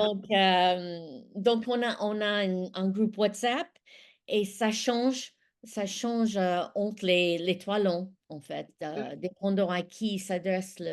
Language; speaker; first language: French; non-native, fluent; English